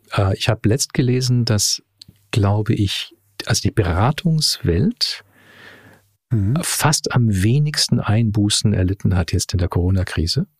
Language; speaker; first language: German; early bilingual, heritage; German